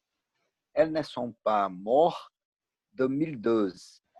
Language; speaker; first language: French; non-native, learner; Portuguese